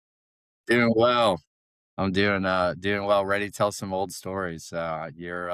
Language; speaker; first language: English; native; English